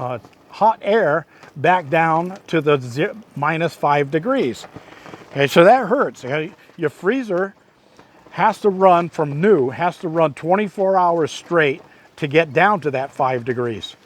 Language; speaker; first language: English; native; English